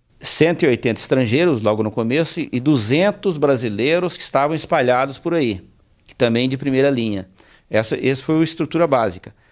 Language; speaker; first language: Portuguese; native; Portuguese